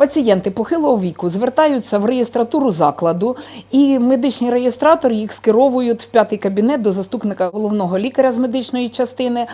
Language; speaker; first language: Ukrainian; native; Ukrainian